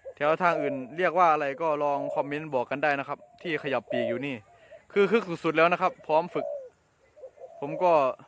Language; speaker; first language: Thai; non-native, local second language; Northeastern Thai